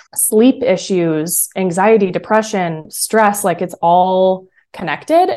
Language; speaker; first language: English; native; English